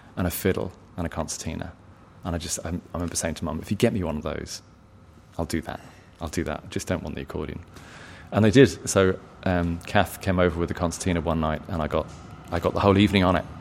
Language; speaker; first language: English; native; English